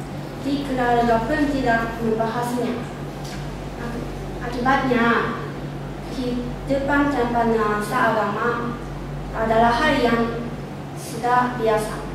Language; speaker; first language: Indonesian; non-native, learner; Japanese